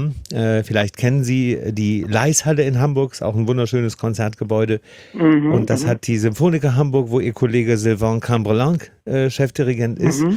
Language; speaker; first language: German; native; German